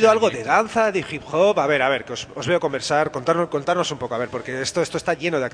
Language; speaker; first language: Spanish; native; Spanish